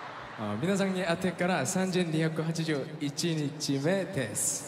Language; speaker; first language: Japanese; non-native, learner; Korean